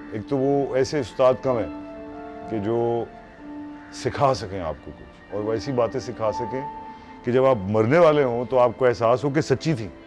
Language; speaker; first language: Urdu; non-native, local second language; Punjabi